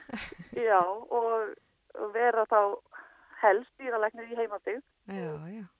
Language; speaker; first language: Icelandic; native; Icelandic